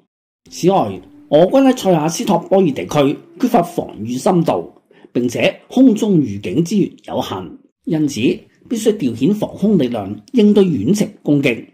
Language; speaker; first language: Chinese; non-native, local second language; Cantonese